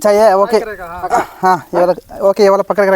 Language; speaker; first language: Hindi; non-native, local second language; Kannada